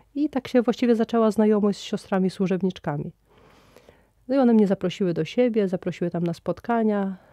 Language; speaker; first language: Polish; native; Polish